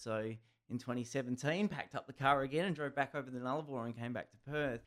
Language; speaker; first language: English; native; English